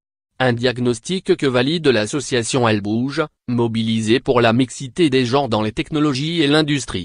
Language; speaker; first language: French; native; French